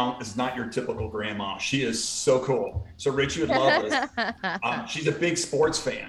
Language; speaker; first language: English; native; English